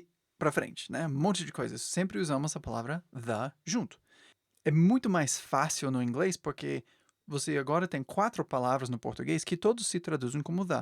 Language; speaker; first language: Portuguese; non-native, fluent; English